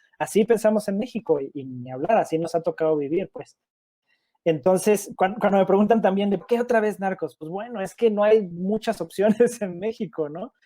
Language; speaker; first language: Spanish; native; Spanish